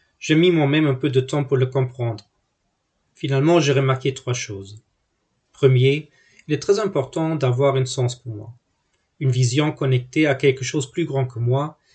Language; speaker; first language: French; non-native, fluent; German